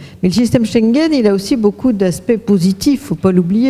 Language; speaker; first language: French; native; French